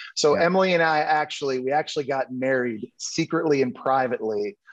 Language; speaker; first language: English; native; English